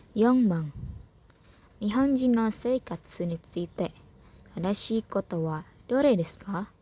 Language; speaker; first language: Japanese; non-native, learner; Indonesian